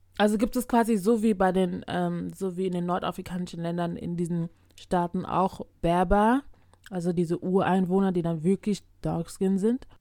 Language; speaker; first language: German; early bilingual, other home language; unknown